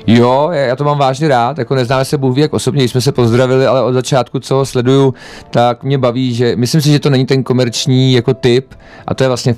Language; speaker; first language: Czech; native; Czech